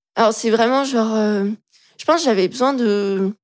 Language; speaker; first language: French; native; French